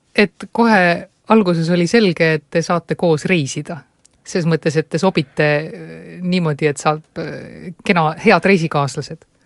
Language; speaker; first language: Estonian; native; Estonian